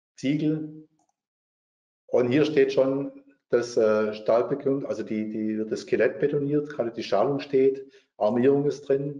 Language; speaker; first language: German; native; German